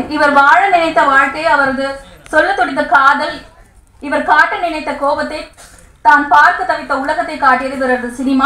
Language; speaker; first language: Tamil; native; Tamil